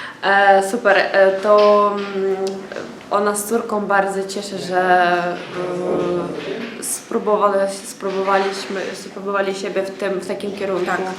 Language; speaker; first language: Polish; non-native, learner; Ukrainian